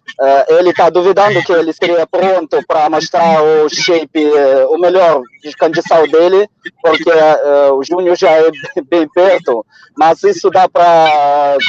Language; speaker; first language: Portuguese; non-native, fluent; Russian